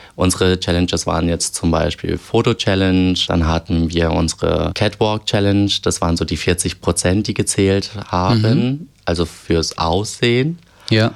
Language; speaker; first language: German; early bilingual, other home language; Albanian